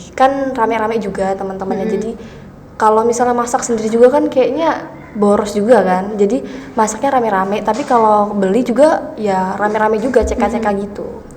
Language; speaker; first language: Indonesian; native; Indonesian